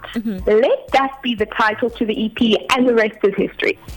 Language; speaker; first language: English; native; English